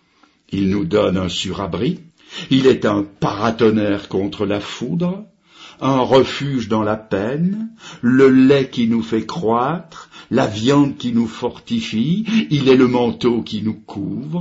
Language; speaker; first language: French; native; French